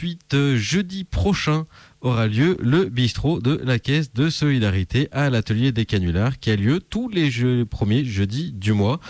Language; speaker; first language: French; native; French